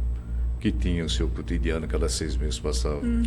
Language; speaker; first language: Portuguese; native; Portuguese